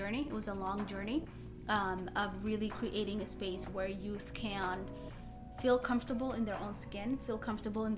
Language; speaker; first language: English; native; English